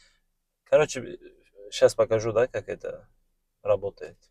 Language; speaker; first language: Russian; non-native, learner; Kyrgyz